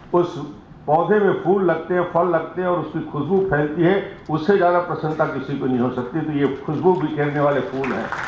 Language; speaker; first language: Hindi; native; Hindi